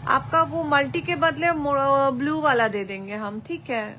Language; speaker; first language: Hindi; non-native, local second language; Bangla